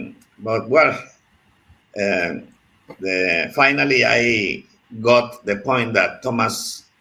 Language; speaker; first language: English; non-native, learner; Spanish